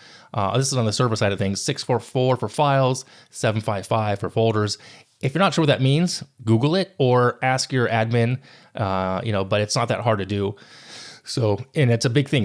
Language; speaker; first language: English; native; English